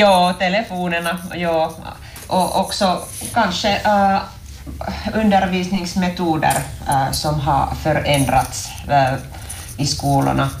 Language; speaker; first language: Swedish; non-native, local second language; Finnish